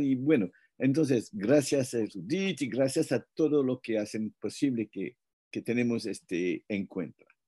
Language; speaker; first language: Spanish; non-native, fluent; French